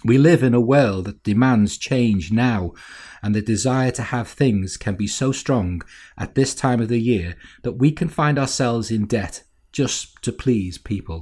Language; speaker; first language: English; native; English